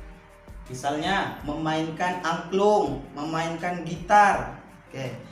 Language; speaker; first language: Indonesian; native; Indonesian